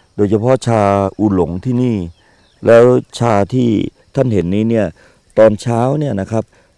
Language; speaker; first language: Thai; native; Thai